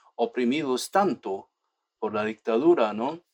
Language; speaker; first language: Spanish; non-native, fluent; German